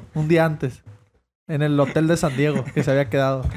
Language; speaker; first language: Spanish; native; Spanish